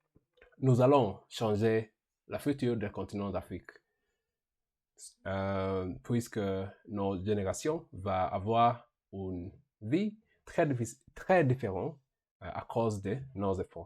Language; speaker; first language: French; non-native, learner; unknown